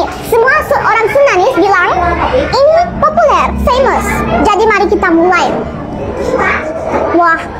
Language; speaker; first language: Indonesian; non-native, learner; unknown